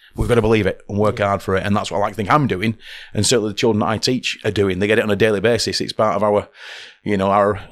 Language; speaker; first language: English; native; English